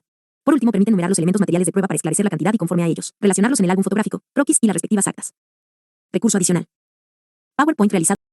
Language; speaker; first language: Spanish; native; Spanish